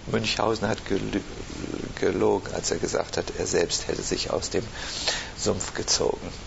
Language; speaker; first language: German; native; German